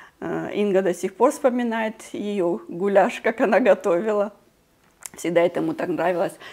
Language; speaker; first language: Russian; native; Russian